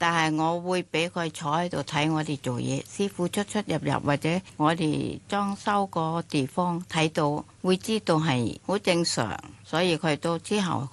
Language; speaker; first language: Cantonese; non-native, fluent; Thai